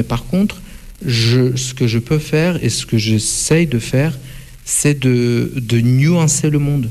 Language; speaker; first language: French; non-native, fluent; Russian